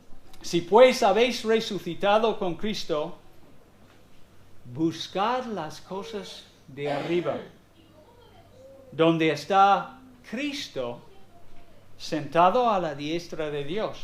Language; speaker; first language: Spanish; non-native, fluent; English